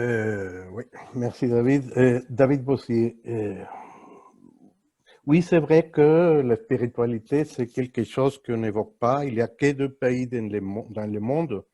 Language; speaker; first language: French; non-native, fluent; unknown